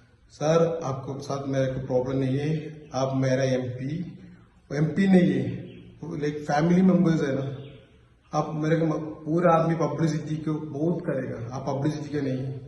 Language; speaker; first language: Hindi; non-native, learner; Malayalam